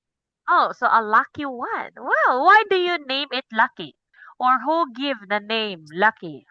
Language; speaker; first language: English; non-native, local second language; Cebuano